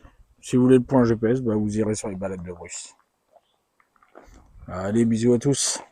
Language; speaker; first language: French; native; French